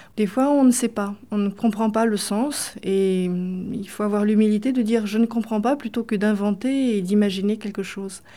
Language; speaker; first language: French; native; French